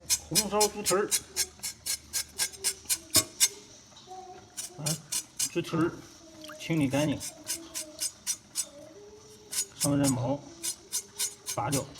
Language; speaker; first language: Chinese; native; Chinese